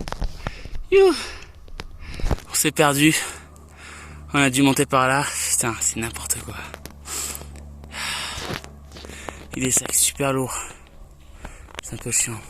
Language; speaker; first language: French; native; French